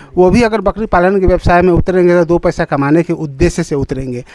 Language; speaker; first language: Hindi; native; Hindi